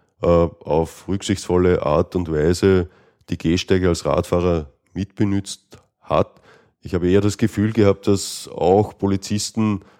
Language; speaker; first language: German; native; German